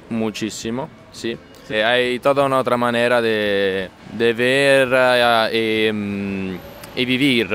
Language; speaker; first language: Spanish; non-native, learner; Italian